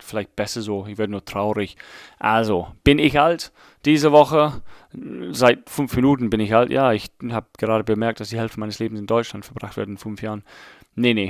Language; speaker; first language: German; non-native, fluent; English